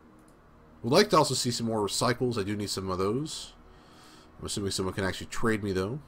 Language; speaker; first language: English; native; English